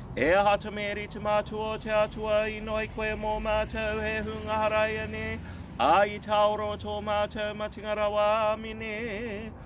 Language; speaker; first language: Māori; non-native, local second language; English